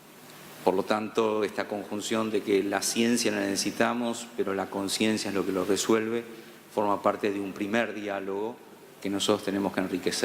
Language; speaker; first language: Spanish; native; Spanish